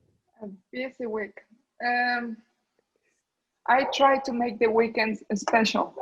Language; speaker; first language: English; non-native, learner; Spanish